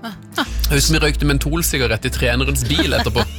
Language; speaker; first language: Norwegian; native; Norwegian